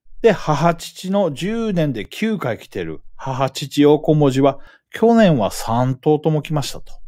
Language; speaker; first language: Japanese; native; Japanese